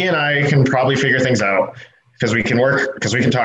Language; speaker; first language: English; native; English